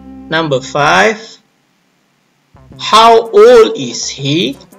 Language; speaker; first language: English; non-native, local second language; Malay